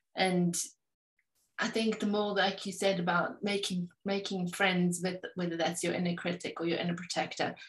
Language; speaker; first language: English; native; English